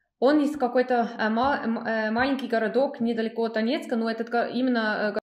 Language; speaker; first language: Russian; non-native, fluent; German